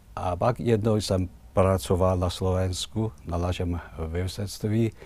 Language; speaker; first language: Czech; non-native, fluent; Chinese